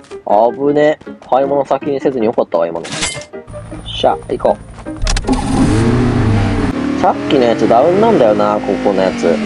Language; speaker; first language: Japanese; native; Japanese